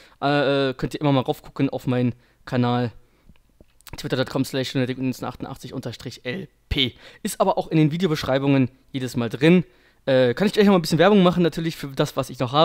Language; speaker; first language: German; native; German